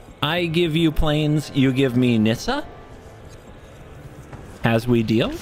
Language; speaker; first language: English; native; English